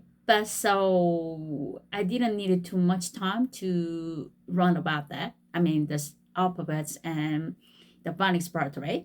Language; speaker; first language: English; non-native, fluent; Korean